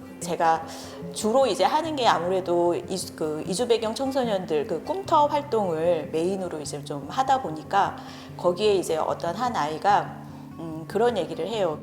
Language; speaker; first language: Korean; native; Korean